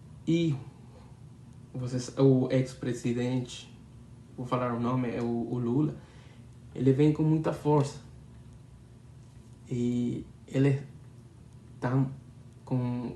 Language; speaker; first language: Portuguese; non-native, learner; Spanish